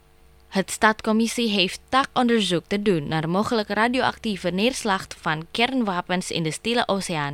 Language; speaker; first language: Dutch; non-native, fluent; Indonesian